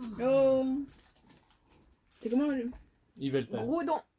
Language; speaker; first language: French; native; French